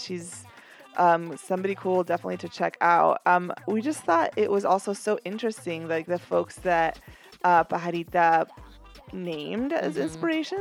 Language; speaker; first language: English; early bilingual, other home language; Spanish